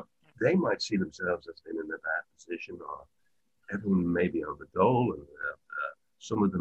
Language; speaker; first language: English; native; English